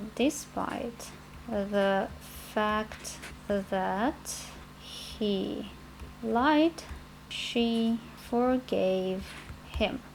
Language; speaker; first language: English; non-native, fluent; Ukrainian